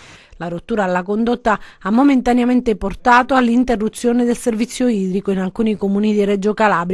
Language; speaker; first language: Italian; native; Italian